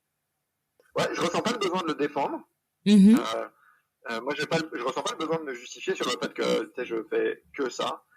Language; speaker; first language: French; native; French